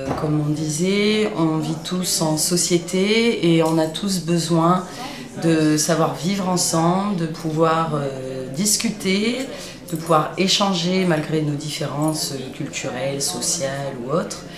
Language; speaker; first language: French; native; French